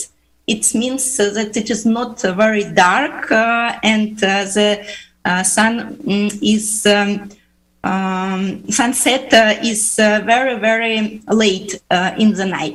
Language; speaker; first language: English; non-native, fluent; Uzbek